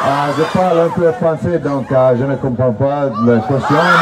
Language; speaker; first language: French; non-native, learner; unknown